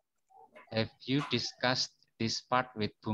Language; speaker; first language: English; non-native, fluent; Indonesian